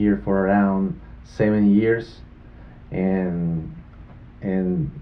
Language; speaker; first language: English; non-native, fluent; Spanish